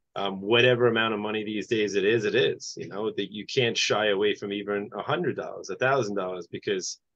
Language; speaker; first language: English; native; English